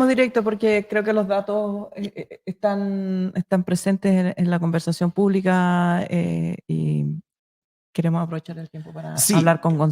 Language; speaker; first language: Spanish; native; Spanish